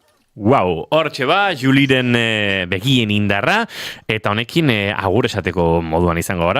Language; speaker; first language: Basque; native; Basque